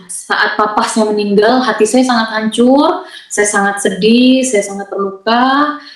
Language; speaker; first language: Indonesian; native; Indonesian